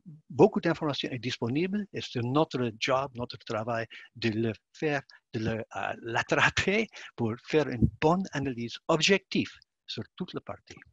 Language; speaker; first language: French; non-native, learner; English